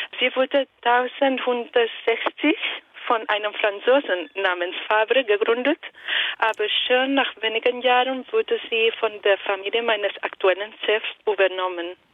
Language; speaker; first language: German; non-native, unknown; Italian